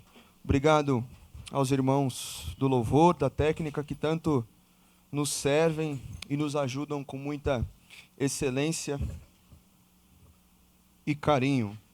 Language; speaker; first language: Portuguese; native; Portuguese